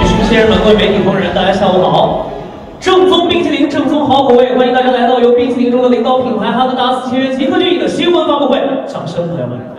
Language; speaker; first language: Chinese; native; Chinese